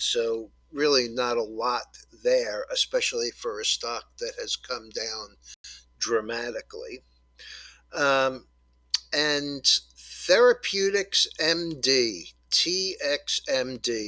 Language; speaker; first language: English; native; English